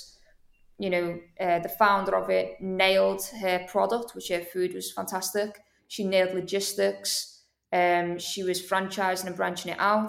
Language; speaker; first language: English; native; English